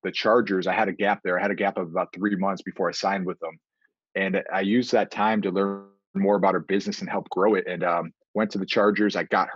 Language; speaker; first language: English; native; English